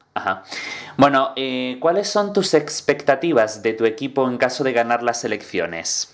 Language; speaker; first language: Spanish; native; Spanish